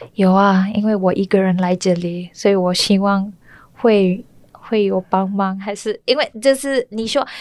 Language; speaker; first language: Chinese; non-native, learner; Malay